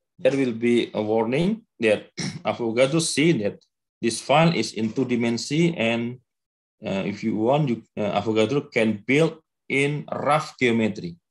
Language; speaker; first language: English; non-native, learner; Indonesian